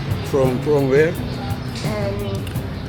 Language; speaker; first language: English; non-native, learner; Korean